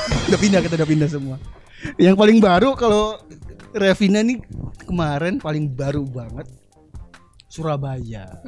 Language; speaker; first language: Indonesian; native; Indonesian